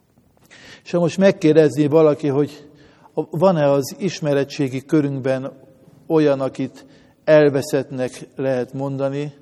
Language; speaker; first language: Hungarian; native; Hungarian